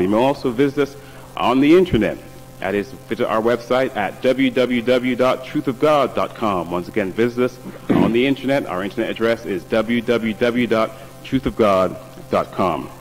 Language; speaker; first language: English; native; English